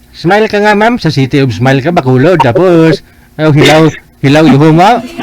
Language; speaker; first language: Filipino; non-native, local second language; Hiligaynon